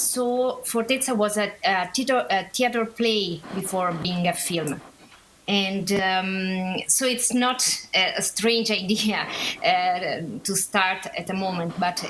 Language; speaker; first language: English; non-native, learner; Italian